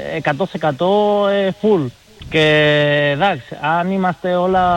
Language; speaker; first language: Greek; non-native, learner; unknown